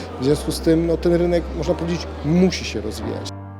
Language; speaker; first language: Polish; native; Polish